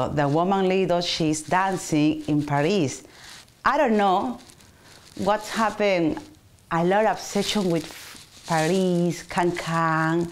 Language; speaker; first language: English; non-native, learner; Spanish